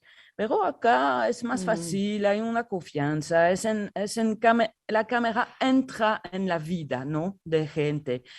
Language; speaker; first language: Spanish; non-native, learner; French